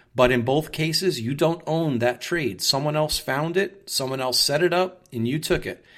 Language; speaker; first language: English; native; English